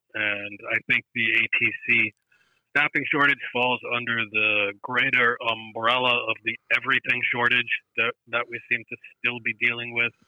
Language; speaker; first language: English; native; English